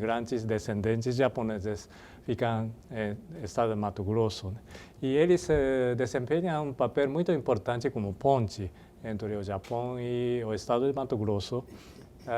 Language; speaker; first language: Portuguese; non-native, fluent; Japanese